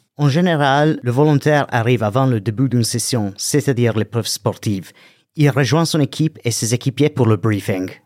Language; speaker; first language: French; non-native, fluent; English